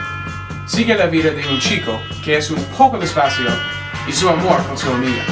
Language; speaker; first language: Spanish; non-native, learner; English